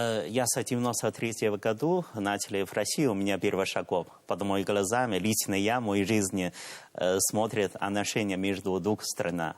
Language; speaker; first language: Russian; non-native, learner; Chinese